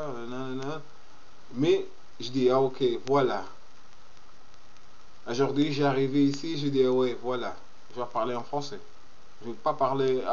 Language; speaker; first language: French; non-native, learner; Portuguese